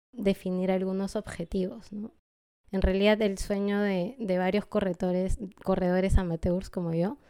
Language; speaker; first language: Spanish; native; Spanish